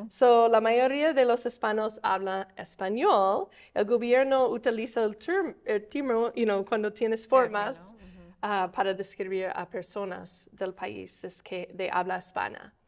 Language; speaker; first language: Spanish; non-native, fluent; English